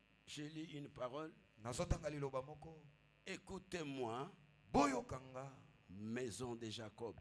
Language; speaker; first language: French; non-native, local second language; Lingala